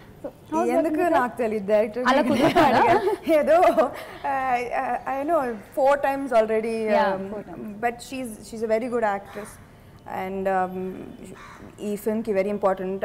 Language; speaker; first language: Telugu; non-native, fluent; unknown